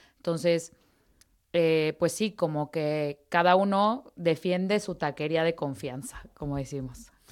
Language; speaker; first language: Spanish; native; Spanish